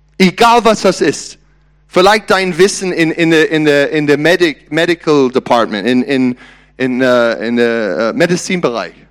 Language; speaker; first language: German; non-native, learner; English